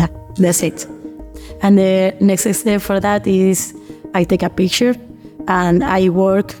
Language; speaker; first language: English; non-native, learner; Spanish